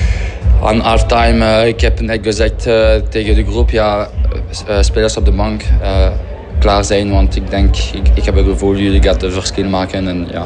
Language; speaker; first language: Dutch; non-native, fluent; French